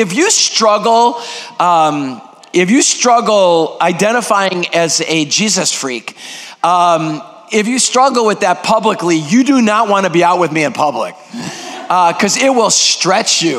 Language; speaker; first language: English; non-native, fluent; Greek